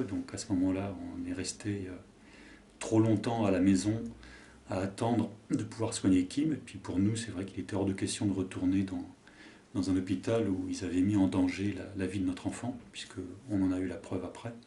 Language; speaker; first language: French; native; French